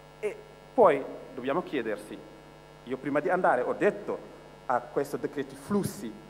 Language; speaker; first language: Italian; non-native, fluent; Wolof